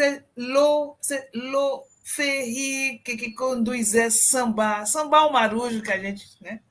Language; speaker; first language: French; non-native, fluent; Portuguese